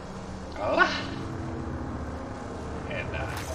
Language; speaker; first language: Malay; non-native, local second language; Sundanese